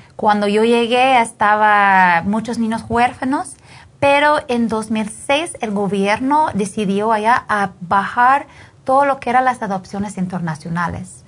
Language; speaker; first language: Spanish; non-native, fluent; English